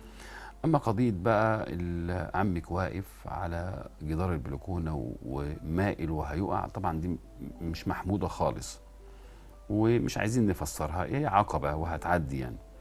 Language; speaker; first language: Arabic; native; Arabic